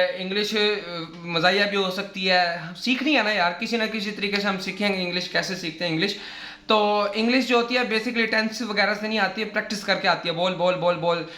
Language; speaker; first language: Urdu; non-native, local second language; Saraiki